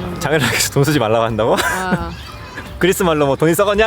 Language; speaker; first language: Korean; native; Korean